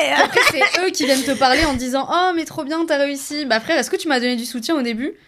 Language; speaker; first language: French; native; French